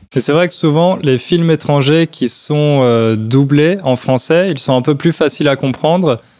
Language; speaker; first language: French; native; French